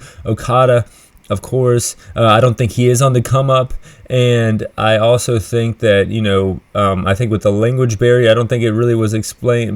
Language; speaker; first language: English; native; English